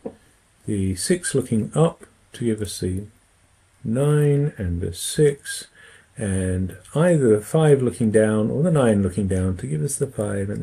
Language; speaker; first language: English; native; English